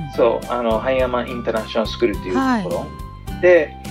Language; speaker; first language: Japanese; non-native, fluent; English